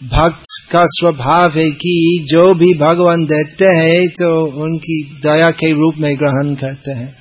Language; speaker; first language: Hindi; non-native, fluent; English